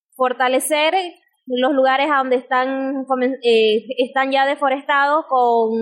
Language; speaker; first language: Spanish; native; Spanish